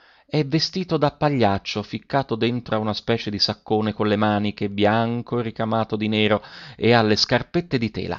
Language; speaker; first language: Italian; native; Italian